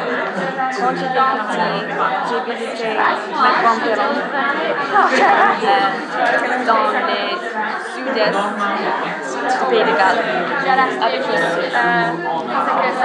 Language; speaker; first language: French; non-native, learner; English